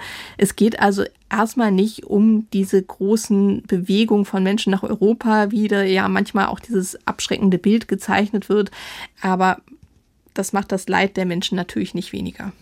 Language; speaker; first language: German; native; German